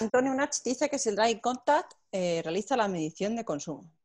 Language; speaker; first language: Spanish; native; Spanish